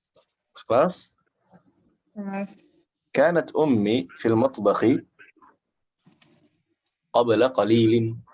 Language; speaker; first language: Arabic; non-native, fluent; Indonesian